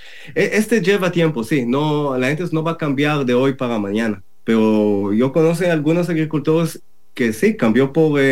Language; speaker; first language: Spanish; non-native, learner; Hebrew